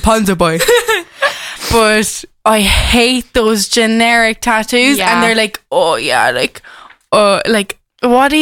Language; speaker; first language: English; native; English